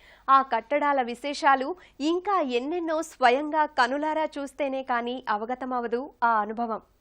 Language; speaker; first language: Telugu; native; Telugu